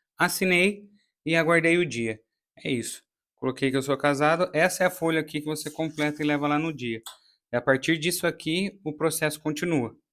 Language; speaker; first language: Portuguese; native; Portuguese